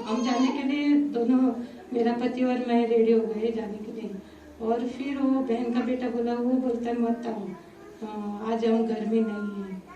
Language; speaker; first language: Hindi; non-native, local second language; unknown